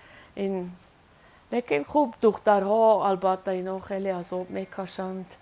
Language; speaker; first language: Persian; non-native, learner; Swiss German